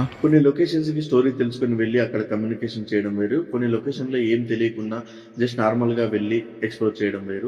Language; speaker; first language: Telugu; native; Telugu